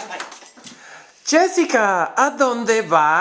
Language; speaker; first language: Spanish; non-native, fluent; English